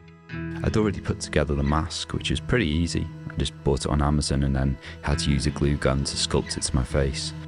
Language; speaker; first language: English; native; English